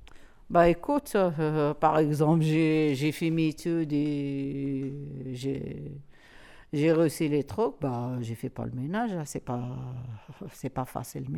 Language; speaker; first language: French; non-native, learner; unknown